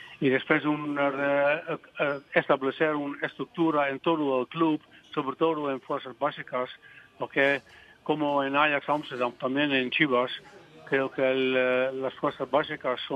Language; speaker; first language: Spanish; non-native, fluent; Dutch